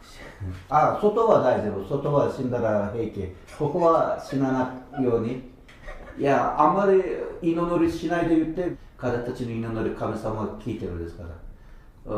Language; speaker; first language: Japanese; non-native, learner; Turkish